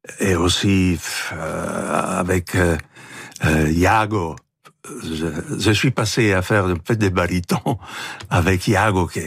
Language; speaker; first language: French; non-native, fluent; Italian